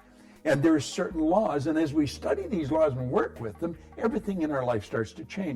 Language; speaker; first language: English; native; English